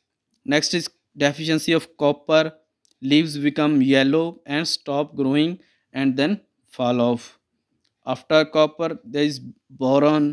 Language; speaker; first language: English; non-native, local second language; Punjabi